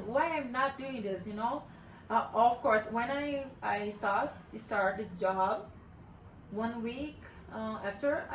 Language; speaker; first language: English; non-native, learner; Portuguese